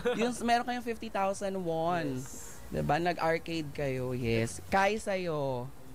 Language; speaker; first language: Filipino; native; Filipino